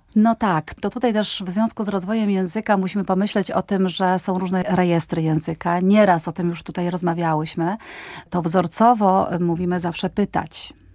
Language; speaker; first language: Polish; native; Polish